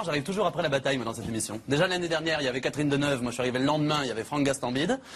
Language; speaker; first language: French; native; French